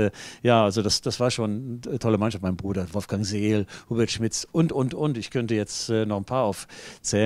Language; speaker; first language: German; native; German